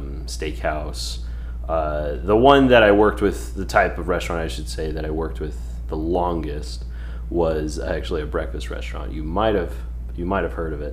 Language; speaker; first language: English; native; English